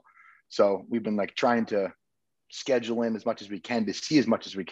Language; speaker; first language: English; native; English